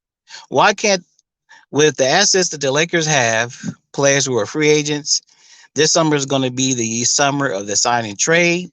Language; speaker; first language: English; native; English